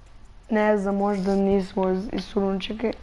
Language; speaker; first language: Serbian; early bilingual, heritage; Serbian